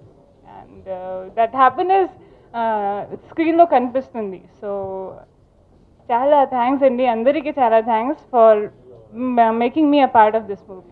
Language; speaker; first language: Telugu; non-native, fluent; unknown